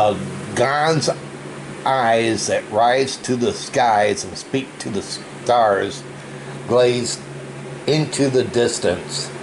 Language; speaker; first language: English; native; English